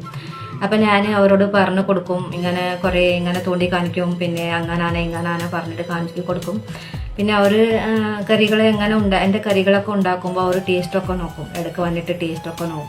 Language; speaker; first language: Malayalam; non-native, local second language; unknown